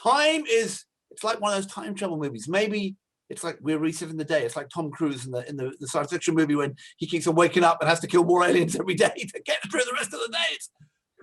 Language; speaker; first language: English; native; English